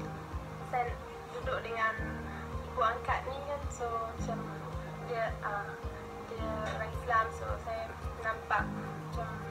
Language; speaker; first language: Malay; non-native, fluent; German